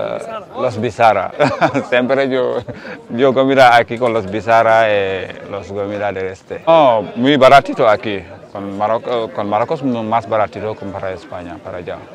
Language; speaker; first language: Spanish; non-native, learner; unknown